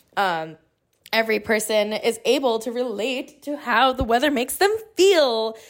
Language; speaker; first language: English; native; English